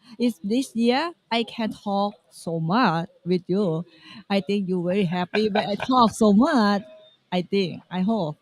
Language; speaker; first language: English; non-native, learner; Thai